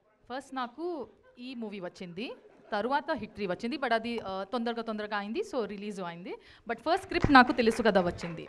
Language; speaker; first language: Telugu; non-native, fluent; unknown